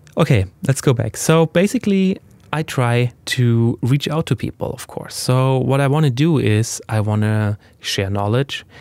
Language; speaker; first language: English; non-native, fluent; German